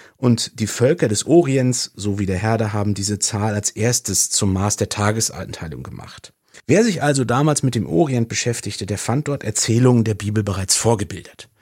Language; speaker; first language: German; native; German